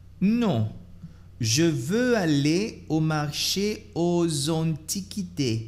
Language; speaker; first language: French; non-native, fluent; Portuguese